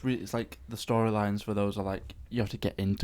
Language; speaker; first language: English; native; English